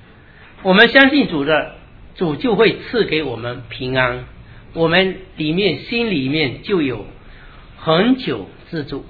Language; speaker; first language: Chinese; native; Chinese